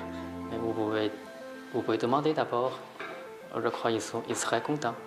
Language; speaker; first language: French; non-native, learner; Chinese